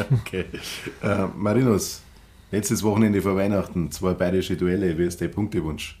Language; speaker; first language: German; native; German